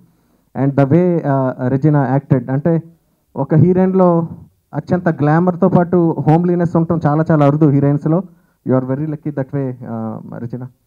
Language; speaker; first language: Telugu; native; Telugu